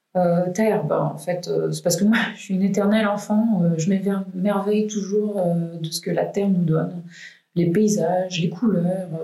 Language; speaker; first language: French; native; French